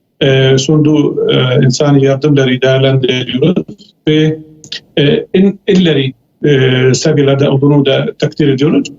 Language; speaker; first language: Turkish; non-native, fluent; Arabic